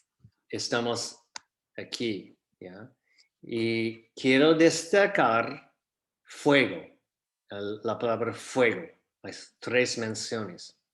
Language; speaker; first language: Spanish; non-native, fluent; English